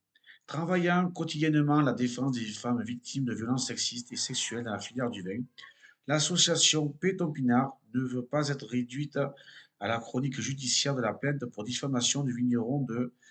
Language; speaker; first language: French; native; French